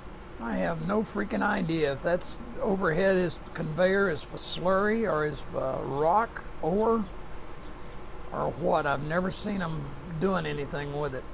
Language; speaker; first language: English; native; English